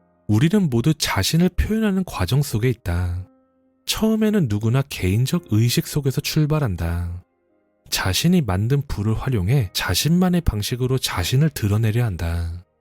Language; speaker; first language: Korean; native; Korean